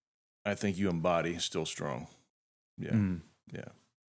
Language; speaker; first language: English; native; English